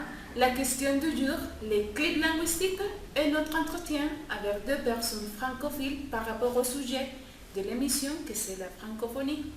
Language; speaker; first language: French; non-native, learner; Spanish